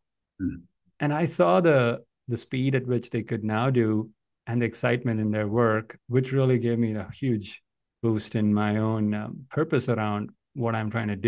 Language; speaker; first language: English; non-native, local second language; Malayalam